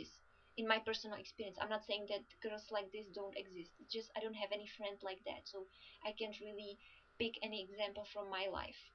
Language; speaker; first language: English; non-native, fluent; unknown